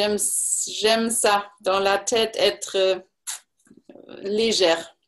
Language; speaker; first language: French; non-native, learner; German